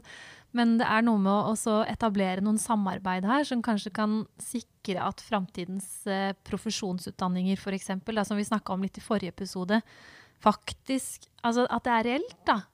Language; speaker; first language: Norwegian; native; Norwegian